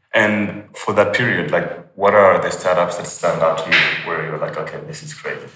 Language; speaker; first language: English; non-native, local second language; Nyanja